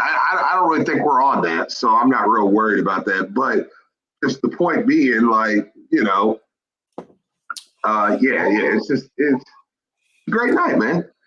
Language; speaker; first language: English; native; English